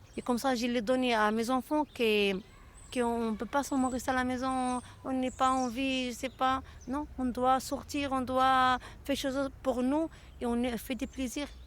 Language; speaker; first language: French; non-native, learner; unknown